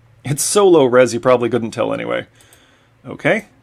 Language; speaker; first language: English; native; English